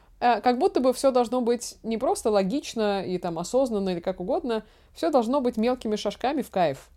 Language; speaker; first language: Russian; native; Russian